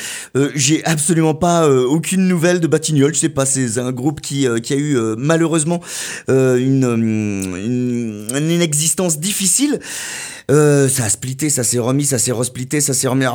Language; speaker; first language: French; native; French